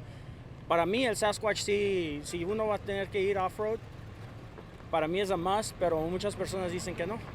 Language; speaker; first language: Spanish; early bilingual, other home language; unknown